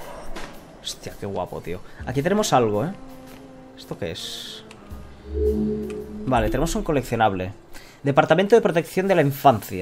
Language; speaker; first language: Spanish; native; Spanish